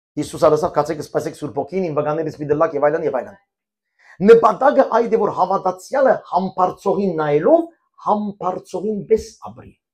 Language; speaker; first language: Armenian; early bilingual, heritage; Armenian